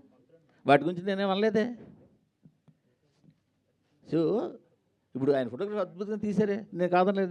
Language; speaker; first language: Telugu; native; Telugu